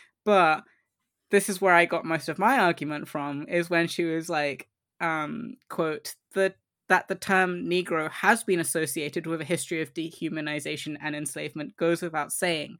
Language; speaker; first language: English; native; English